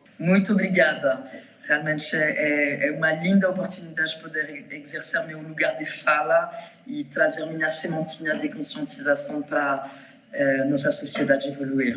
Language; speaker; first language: Portuguese; non-native, fluent; French